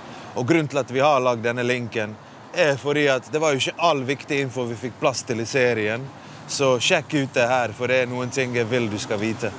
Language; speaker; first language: Norwegian; native; Norwegian